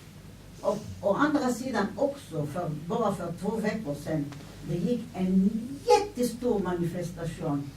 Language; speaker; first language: Swedish; non-native, fluent; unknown